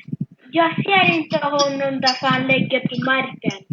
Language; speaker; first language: Swedish; early bilingual, other home language; French